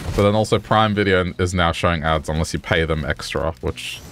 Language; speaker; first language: English; native; English